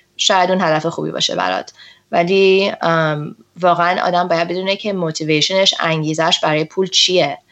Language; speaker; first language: Persian; early bilingual, heritage; Persian